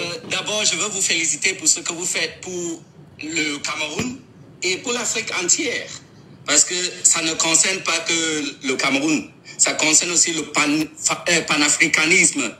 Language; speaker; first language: French; non-native, local second language; English